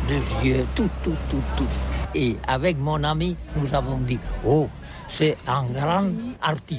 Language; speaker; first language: French; non-native, learner; Catalan